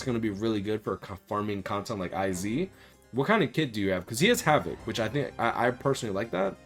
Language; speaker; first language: English; native; English